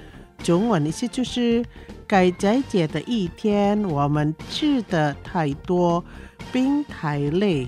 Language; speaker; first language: Chinese; non-native, local second language; Indonesian